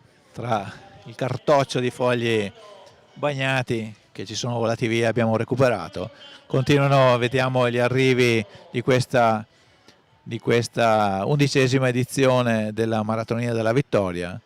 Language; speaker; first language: Italian; native; Italian